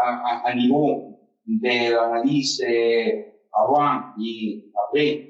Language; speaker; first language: French; non-native, fluent; Spanish